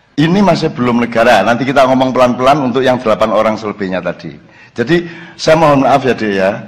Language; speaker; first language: Indonesian; non-native, local second language; Javanese